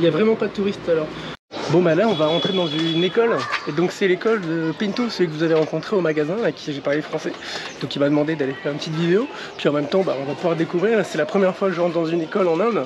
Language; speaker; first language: French; native; French